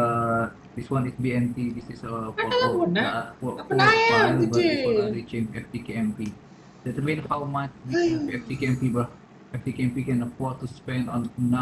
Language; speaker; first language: English; non-native, fluent; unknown